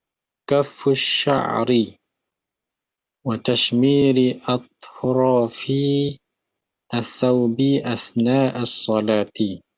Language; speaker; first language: Arabic; non-native, fluent; Malay